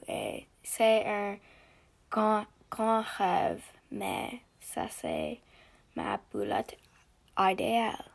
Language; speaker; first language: French; non-native, learner; English